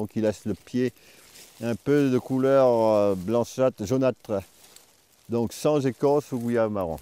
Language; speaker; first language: French; native; French